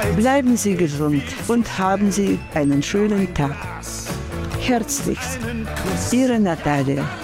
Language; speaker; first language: German; non-native, fluent; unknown